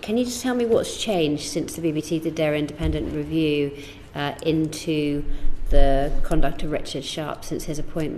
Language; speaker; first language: English; native; English